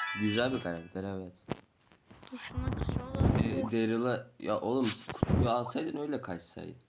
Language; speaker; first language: Turkish; native; Turkish